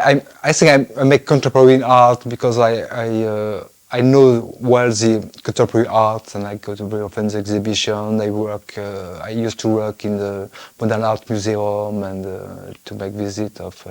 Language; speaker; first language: English; non-native, fluent; French